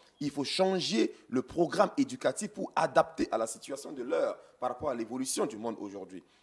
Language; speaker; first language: French; non-native, local second language; Sango